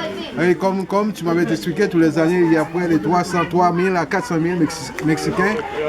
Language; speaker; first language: French; non-native, local second language; Haitian Creole